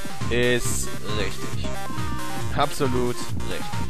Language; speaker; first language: German; native; German